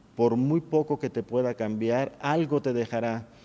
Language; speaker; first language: Spanish; native; Spanish